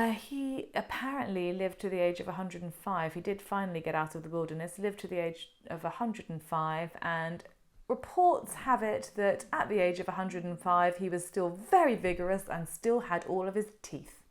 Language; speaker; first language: English; native; English